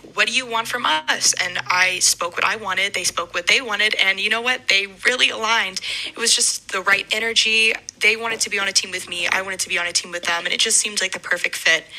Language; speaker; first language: English; native; English